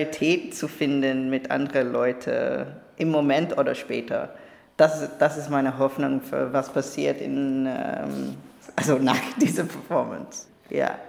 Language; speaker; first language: German; non-native, learner; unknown